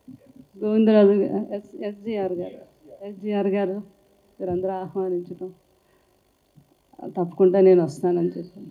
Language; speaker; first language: Telugu; native; Telugu